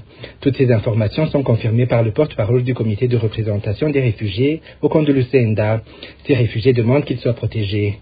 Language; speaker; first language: French; non-native, local second language; Rundi